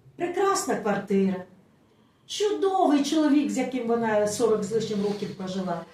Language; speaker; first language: Ukrainian; non-native, local second language; Russian